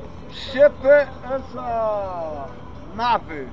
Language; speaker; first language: English; non-native, learner; Portuguese